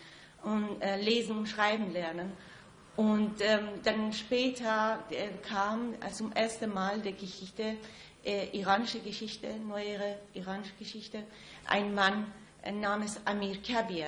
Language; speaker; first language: German; non-native, fluent; Persian